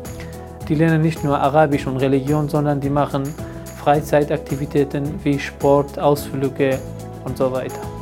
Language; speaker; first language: German; non-native, fluent; Persian